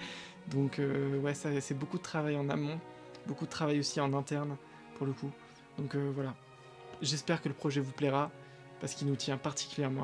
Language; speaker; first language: French; native; French